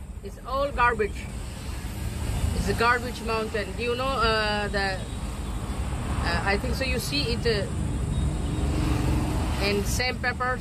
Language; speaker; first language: English; non-native, learner; Hindi